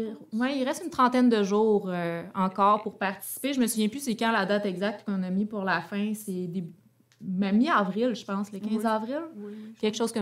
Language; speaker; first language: French; native; French